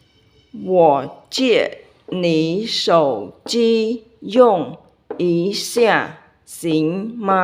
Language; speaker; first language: Chinese; non-native, fluent; Khmer